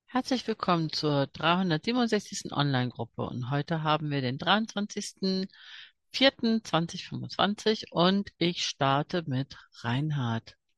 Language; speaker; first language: German; native; German